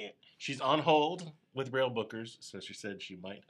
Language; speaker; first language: English; native; English